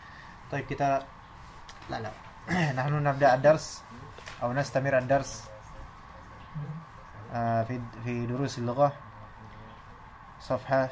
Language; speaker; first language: Arabic; non-native, fluent; Indonesian